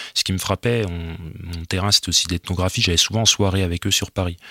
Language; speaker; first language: French; native; French